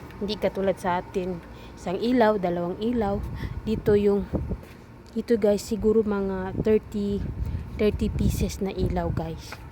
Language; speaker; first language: Filipino; non-native, local second language; Cebuano